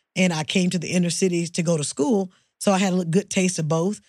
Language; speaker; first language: English; native; English